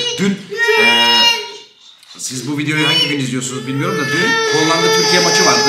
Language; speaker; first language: Turkish; native; Turkish